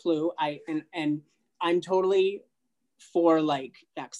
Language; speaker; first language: English; native; English